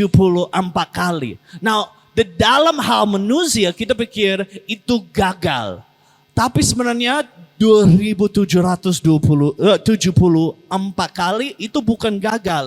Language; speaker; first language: Indonesian; non-native, learner; English